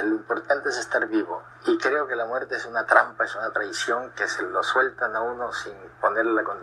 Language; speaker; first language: Spanish; native; Spanish